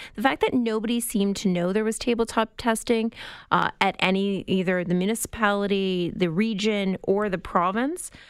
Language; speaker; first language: English; native; English